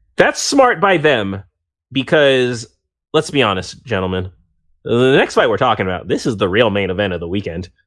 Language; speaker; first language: English; native; English